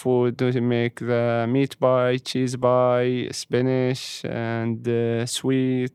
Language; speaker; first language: English; non-native, learner; Arabic